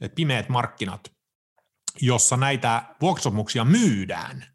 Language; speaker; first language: Finnish; early bilingual, heritage; Finnish